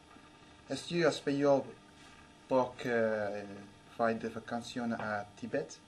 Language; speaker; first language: Spanish; non-native, learner; Dutch